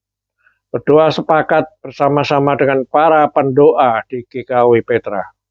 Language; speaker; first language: Indonesian; native; Indonesian